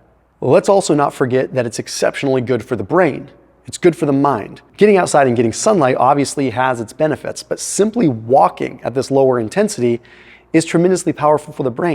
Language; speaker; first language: English; native; English